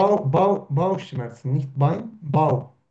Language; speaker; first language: German; non-native, learner; Turkish